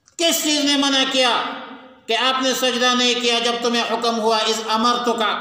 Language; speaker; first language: Urdu; non-native, local second language; Pashto